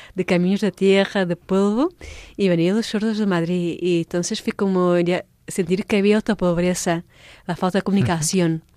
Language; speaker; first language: Spanish; non-native, fluent; Portuguese